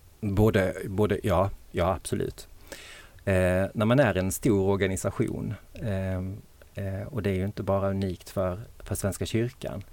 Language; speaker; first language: Swedish; native; Swedish